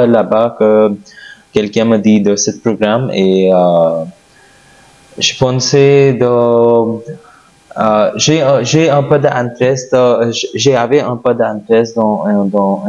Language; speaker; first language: French; non-native, learner; Hindi